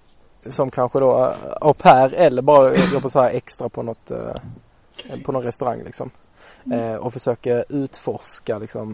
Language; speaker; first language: Swedish; native; Swedish